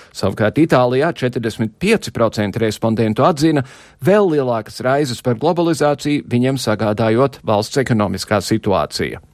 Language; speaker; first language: Latvian; early bilingual, heritage; Latvian